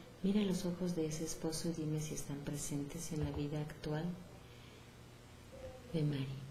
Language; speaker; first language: Spanish; native; Spanish